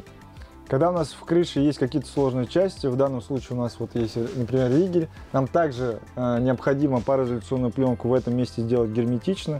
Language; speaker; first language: Russian; native; Russian